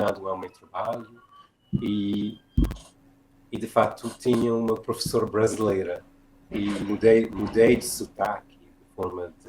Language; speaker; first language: Portuguese; non-native, fluent; English